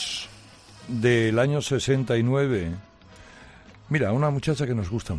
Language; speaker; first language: Spanish; native; Spanish